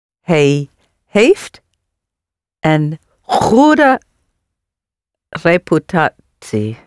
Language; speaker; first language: Dutch; non-native, learner; English